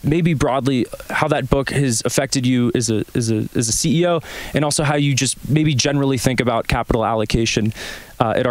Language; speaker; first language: English; native; English